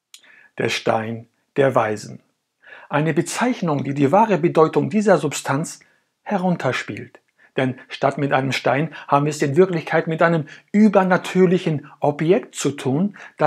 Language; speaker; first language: German; native; German